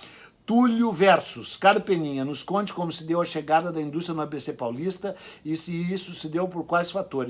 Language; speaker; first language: Portuguese; native; Portuguese